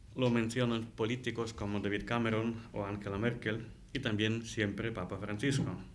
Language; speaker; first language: Spanish; non-native, fluent; Ukrainian